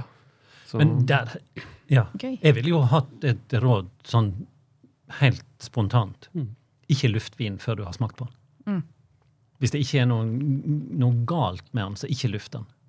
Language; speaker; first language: Norwegian; native; Norwegian